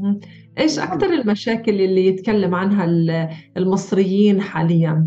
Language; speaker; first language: Arabic; native; Arabic